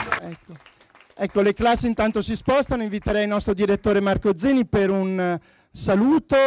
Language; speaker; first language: Italian; native; Italian